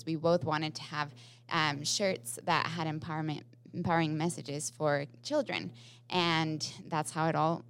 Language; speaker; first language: English; non-native, fluent; Spanish